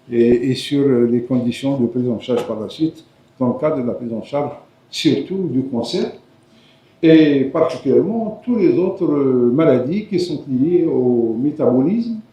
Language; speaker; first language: French; non-native, local second language; Arabic